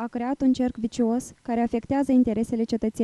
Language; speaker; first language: Romanian; native; Romanian